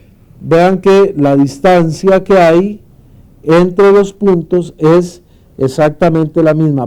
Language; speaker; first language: Spanish; native; Spanish